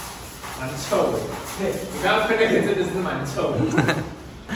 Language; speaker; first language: Chinese; native; Chinese